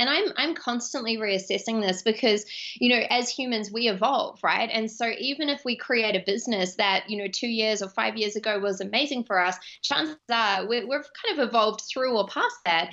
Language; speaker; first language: English; native; English